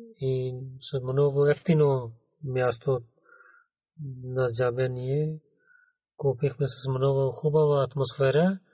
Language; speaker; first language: Bulgarian; non-native, learner; Urdu